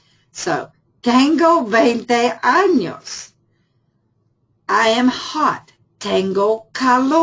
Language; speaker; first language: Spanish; non-native, fluent; English